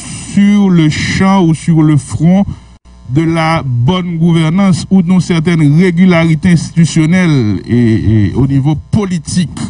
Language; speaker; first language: French; non-native, local second language; Haitian Creole